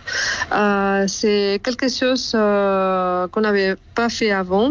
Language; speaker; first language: French; non-native, fluent; Spanish